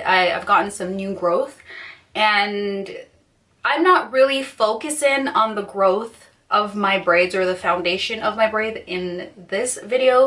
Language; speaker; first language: English; native; English